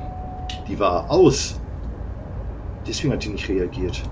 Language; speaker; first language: German; native; German